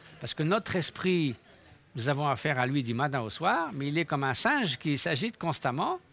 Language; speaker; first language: French; native; French